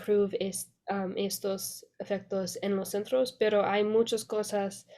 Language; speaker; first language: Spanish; non-native, learner; English